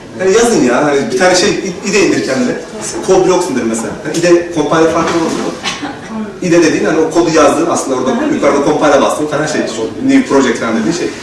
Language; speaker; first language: Turkish; native; Turkish